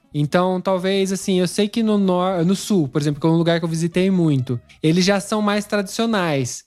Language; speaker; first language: Portuguese; native; Portuguese